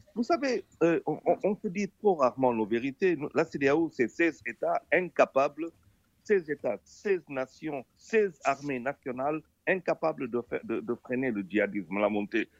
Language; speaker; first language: French; non-native, local second language; Wolof